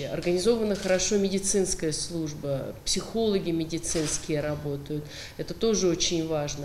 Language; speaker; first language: Russian; native; Russian